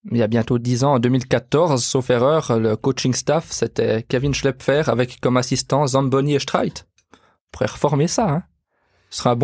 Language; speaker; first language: French; native; French